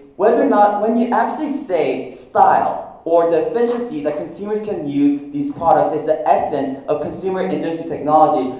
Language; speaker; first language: English; non-native, fluent; Korean